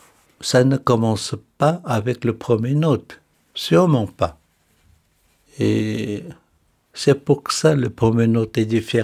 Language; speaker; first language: French; non-native, fluent; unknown